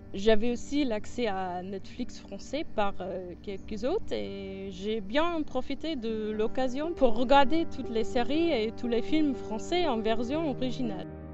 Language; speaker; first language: French; non-native, fluent; English